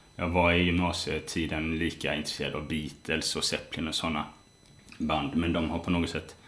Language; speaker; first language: Swedish; native; Swedish